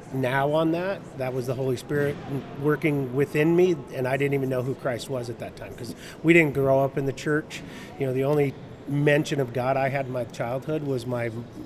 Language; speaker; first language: English; native; English